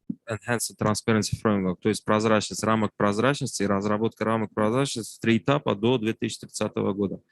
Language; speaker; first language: Russian; non-native, local second language; Tajik